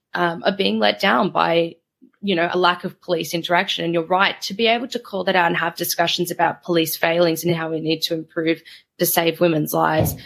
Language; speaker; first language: English; native; English